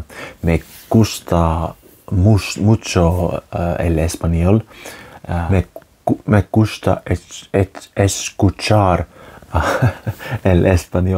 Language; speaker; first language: Spanish; non-native, learner; Finnish